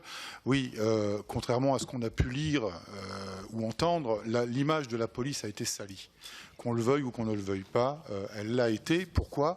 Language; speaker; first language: French; native; French